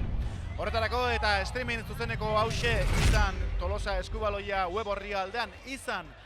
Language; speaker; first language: Basque; native; Basque